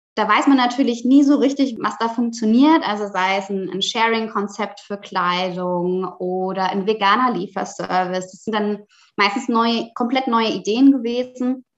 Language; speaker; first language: German; native; German